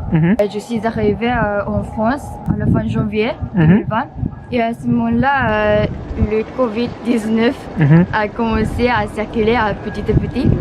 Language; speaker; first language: French; non-native, fluent; Japanese